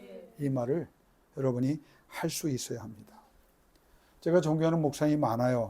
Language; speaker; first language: Korean; native; Korean